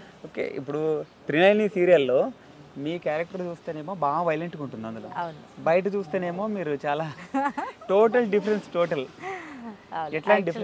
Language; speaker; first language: Telugu; native; Telugu